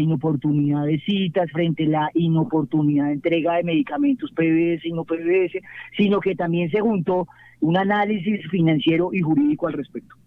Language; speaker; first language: Spanish; native; Spanish